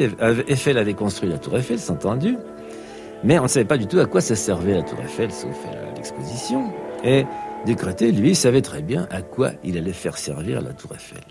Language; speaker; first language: French; native; French